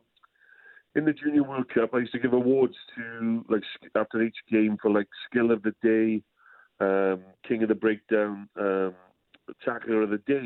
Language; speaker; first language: English; native; English